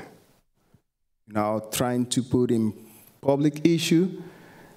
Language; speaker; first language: English; non-native, learner; Spanish